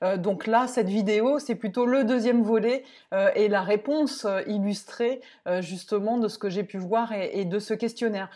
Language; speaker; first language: French; native; French